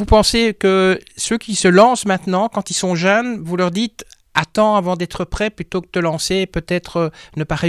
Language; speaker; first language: French; native; French